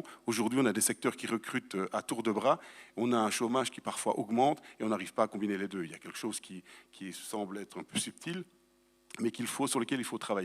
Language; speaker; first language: French; native; French